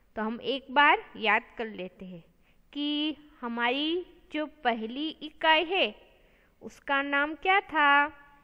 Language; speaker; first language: Hindi; non-native, local second language; Gujarati